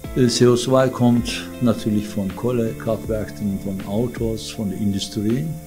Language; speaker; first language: German; non-native, fluent; Turkish